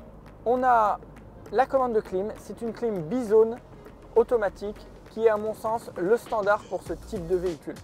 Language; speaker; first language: French; native; French